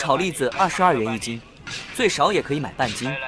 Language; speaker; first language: Chinese; native; Chinese